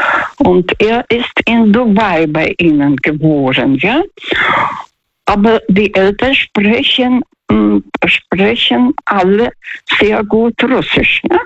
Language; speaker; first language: German; non-native, fluent; Russian